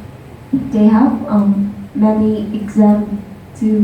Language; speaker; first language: English; non-native, learner; Vietnamese